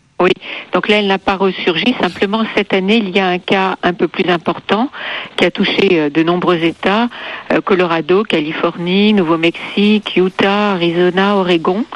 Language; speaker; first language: French; native; French